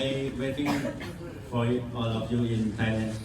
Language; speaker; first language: English; non-native, learner; Thai